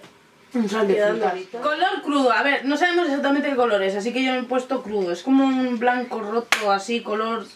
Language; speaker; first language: Spanish; native; Spanish